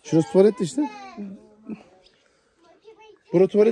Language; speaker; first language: Turkish; native; Turkish